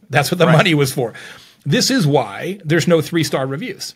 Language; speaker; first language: English; native; English